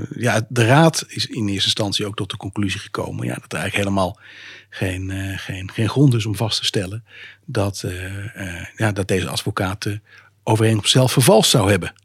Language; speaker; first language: Dutch; native; Dutch